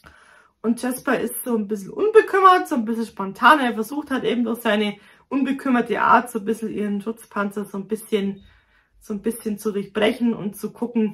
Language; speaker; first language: German; native; German